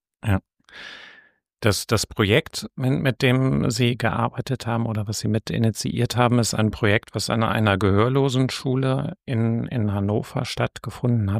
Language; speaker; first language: German; native; German